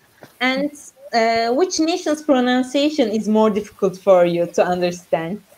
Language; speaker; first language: English; non-native, learner; Turkish